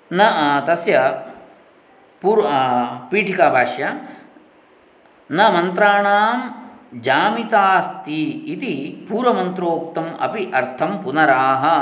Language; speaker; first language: Hindi; non-native, local second language; Kannada